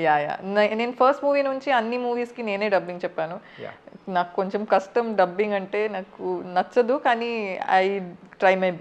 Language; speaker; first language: Telugu; non-native, fluent; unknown